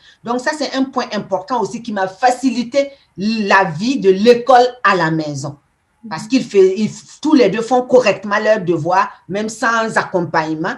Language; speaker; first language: French; non-native, local second language; Mossi